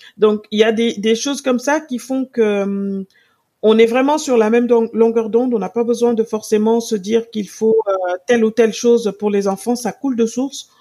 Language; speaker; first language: French; non-native, local second language; Wolof